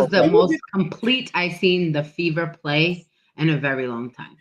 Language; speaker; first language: English; native; English